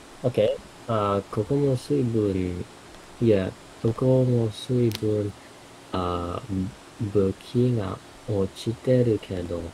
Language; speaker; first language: Japanese; non-native, learner; English